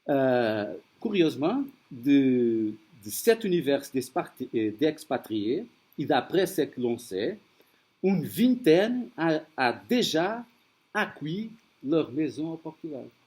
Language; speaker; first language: French; non-native, fluent; Portuguese